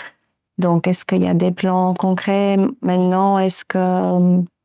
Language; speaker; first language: French; non-native, fluent; Romanian